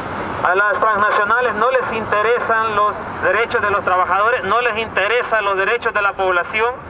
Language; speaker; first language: Spanish; native; Spanish